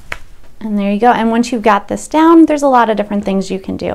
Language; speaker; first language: English; native; English